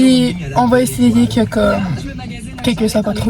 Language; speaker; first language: French; native; French